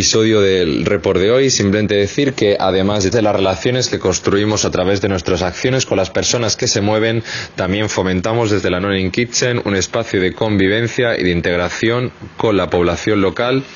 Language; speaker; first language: Spanish; native; Spanish